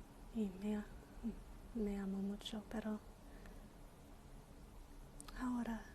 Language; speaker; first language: Spanish; non-native, learner; English